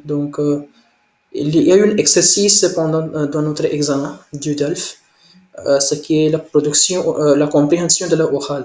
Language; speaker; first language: French; non-native, learner; Hindi